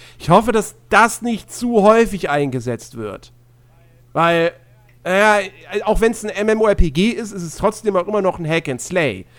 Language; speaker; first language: German; native; German